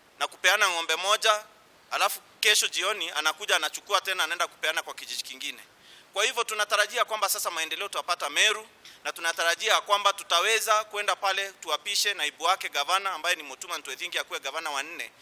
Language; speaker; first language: Swahili; non-native, local second language; Meru